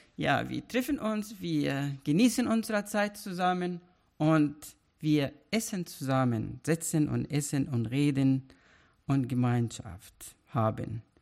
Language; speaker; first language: German; non-native, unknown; Arabic